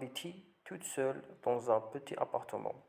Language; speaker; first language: French; non-native, learner; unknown